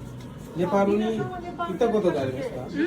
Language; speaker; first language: Japanese; non-native, learner; Nepali